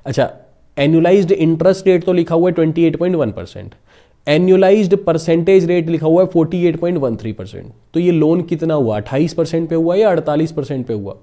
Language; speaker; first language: Hindi; native; Hindi